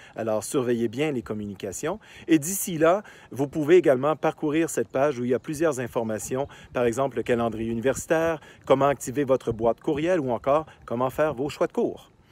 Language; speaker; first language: French; native; French